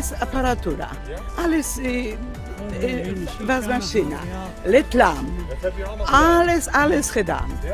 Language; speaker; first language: Dutch; non-native, learner; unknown